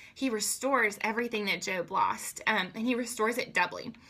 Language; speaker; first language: English; native; English